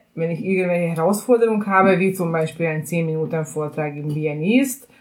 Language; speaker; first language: German; non-native, fluent; Hungarian